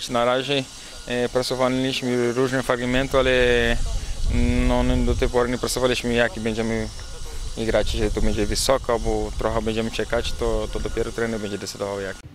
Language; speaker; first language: Polish; non-native, learner; Portuguese